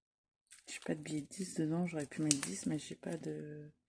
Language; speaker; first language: French; native; French